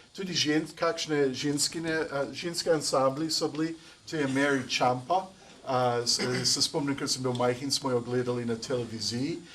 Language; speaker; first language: Slovenian; early bilingual, heritage; English